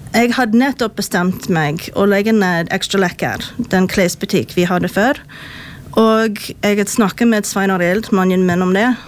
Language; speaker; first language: Norwegian; non-native, fluent; English